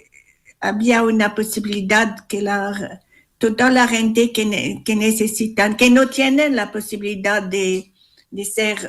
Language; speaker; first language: Spanish; non-native, learner; French